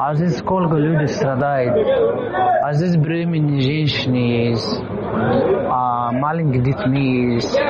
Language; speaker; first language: Russian; non-native, learner; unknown